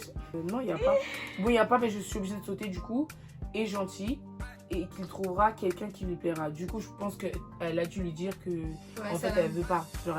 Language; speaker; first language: French; native; French